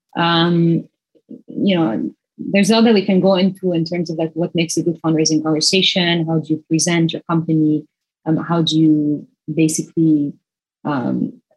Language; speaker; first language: English; non-native, fluent; Arabic